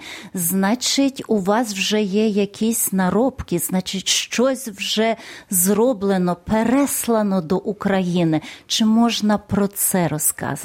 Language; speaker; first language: Ukrainian; native; Ukrainian